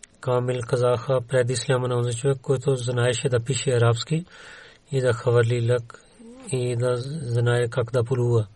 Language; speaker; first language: Bulgarian; non-native, learner; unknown